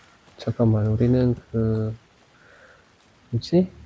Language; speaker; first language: Korean; non-native, learner; Indonesian